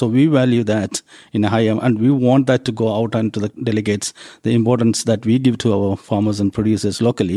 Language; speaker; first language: English; non-native, local second language; Malayalam